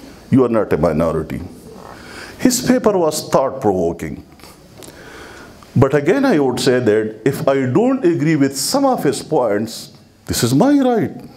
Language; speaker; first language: English; non-native, local second language; Pashto